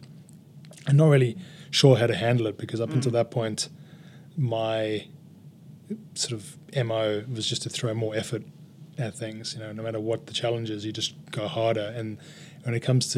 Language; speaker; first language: English; native; English